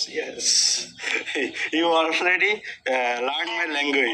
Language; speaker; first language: English; non-native, learner; Bangla